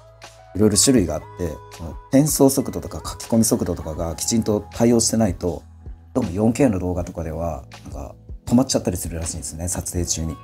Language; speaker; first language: Japanese; native; Japanese